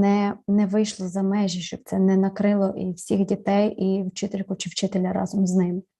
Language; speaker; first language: Ukrainian; native; Ukrainian